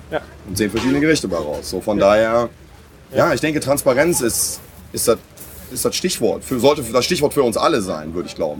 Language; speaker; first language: German; native; German